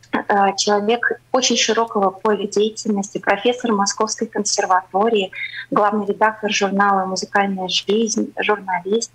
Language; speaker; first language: Russian; native; Russian